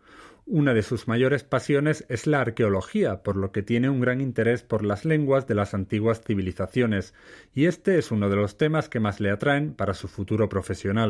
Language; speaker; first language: Spanish; native; Spanish